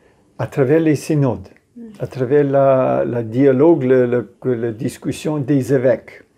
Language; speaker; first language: French; non-native, fluent; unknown